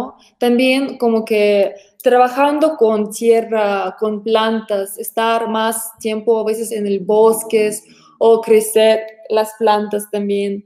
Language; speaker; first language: Spanish; non-native, fluent; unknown